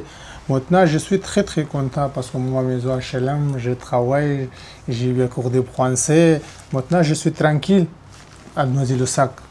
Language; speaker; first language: French; non-native, learner; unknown